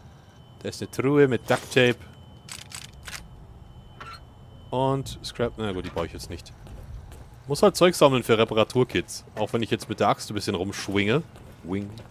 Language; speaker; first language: German; native; German